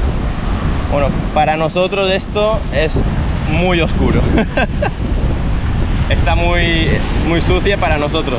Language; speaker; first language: Spanish; native; Spanish